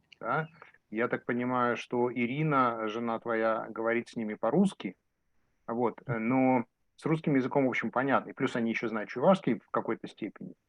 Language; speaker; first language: Russian; native; Russian